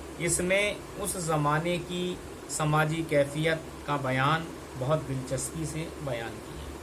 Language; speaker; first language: Urdu; native; Urdu